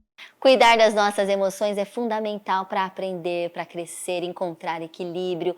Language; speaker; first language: Portuguese; native; Portuguese